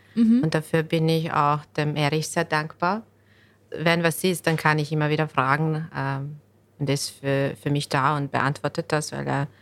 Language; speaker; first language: German; non-native, fluent; Bosnian